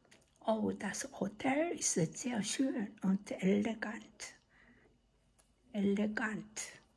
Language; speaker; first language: German; non-native, learner; Korean